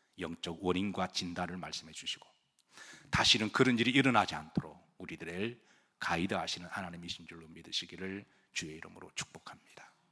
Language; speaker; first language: Korean; native; Korean